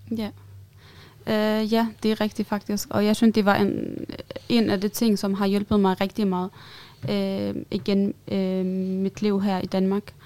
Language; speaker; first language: Danish; non-native, fluent; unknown